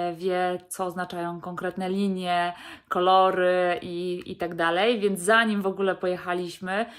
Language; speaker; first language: Polish; native; Polish